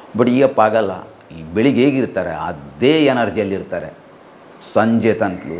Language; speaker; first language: Kannada; non-native, local second language; Malayalam